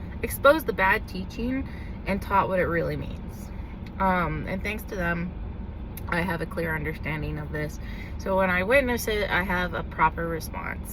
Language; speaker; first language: English; native; English